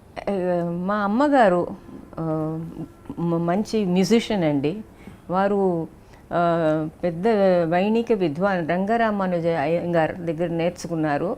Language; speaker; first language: Telugu; non-native, local second language; Tamil